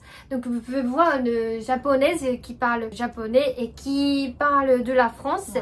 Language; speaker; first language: French; non-native, fluent; Japanese